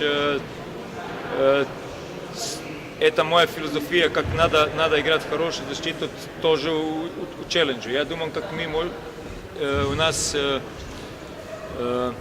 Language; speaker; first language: Russian; non-native, learner; Croatian